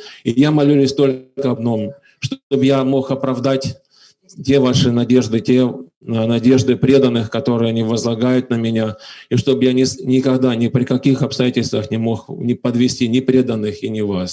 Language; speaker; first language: Russian; native; Russian